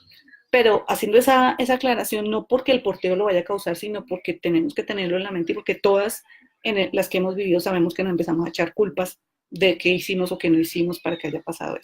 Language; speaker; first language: Spanish; native; Spanish